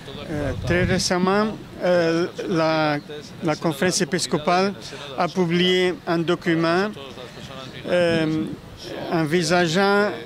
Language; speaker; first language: French; non-native, fluent; Spanish